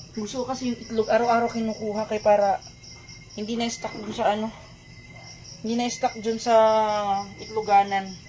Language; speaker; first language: Filipino; non-native, local second language; Cebuano